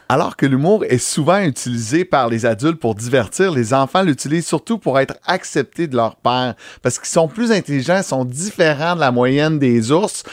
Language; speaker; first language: French; native; French